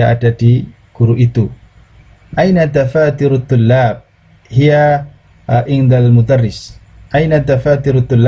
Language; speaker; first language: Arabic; non-native, fluent; Indonesian